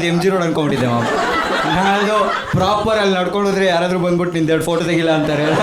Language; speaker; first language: Kannada; native; Kannada